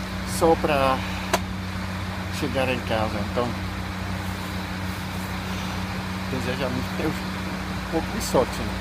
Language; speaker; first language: Portuguese; non-native, learner; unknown